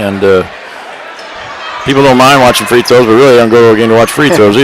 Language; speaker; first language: English; native; English